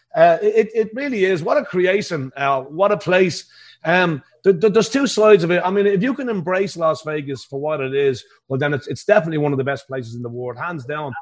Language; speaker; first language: English; native; English